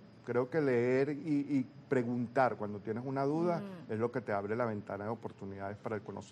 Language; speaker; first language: Spanish; native; Spanish